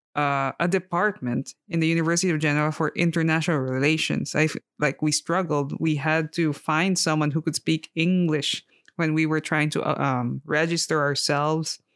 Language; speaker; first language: English; non-native, local second language; Filipino